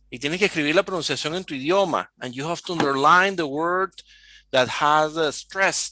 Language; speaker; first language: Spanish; native; Spanish